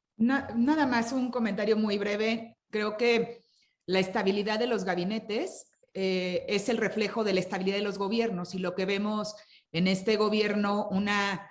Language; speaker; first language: Spanish; native; Spanish